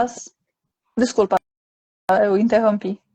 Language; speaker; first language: Portuguese; non-native, fluent; Polish